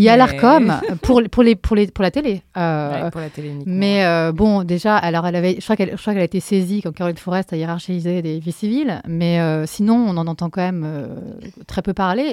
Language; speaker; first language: French; native; French